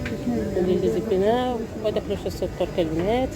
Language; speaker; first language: Arabic; native; Arabic